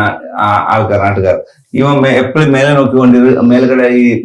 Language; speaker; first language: Malayalam; non-native, local second language; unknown